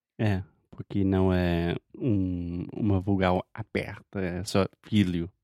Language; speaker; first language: Portuguese; non-native, fluent; English